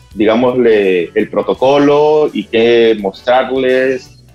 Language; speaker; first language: Spanish; native; Spanish